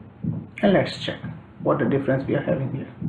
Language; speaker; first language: English; non-native, local second language; Hindi